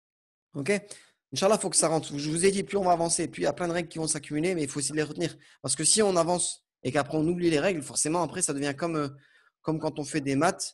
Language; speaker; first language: French; native; French